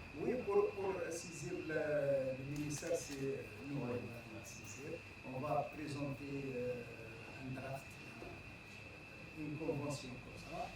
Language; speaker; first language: French; non-native, local second language; Arabic